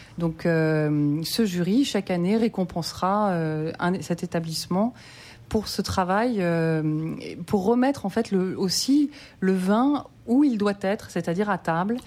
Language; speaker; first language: French; native; French